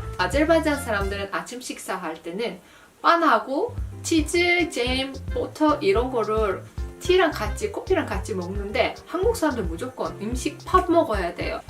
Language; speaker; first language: Korean; non-native, fluent; Azerbaijani